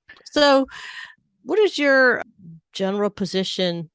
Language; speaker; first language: English; native; English